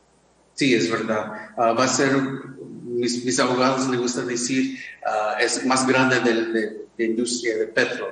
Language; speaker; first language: Spanish; non-native, fluent; English